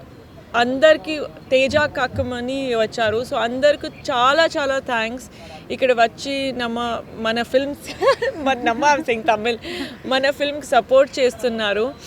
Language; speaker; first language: Telugu; non-native, fluent; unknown